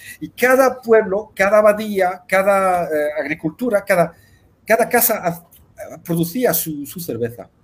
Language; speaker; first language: Spanish; early bilingual, heritage; Spanish